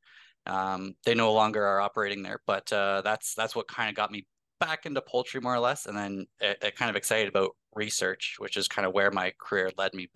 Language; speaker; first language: English; native; English